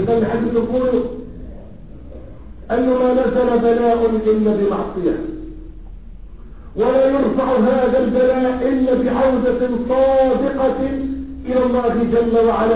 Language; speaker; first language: Arabic; native; Arabic